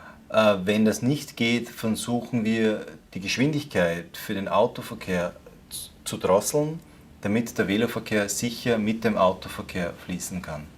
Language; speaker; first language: German; native; German